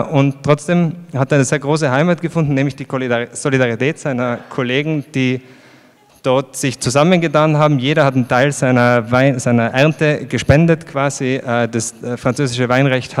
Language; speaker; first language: German; native; German